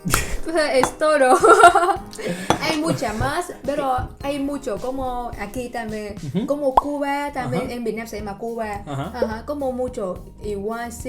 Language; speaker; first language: Spanish; non-native, learner; Vietnamese